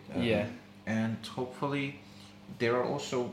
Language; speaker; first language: English; non-native, fluent; Arabic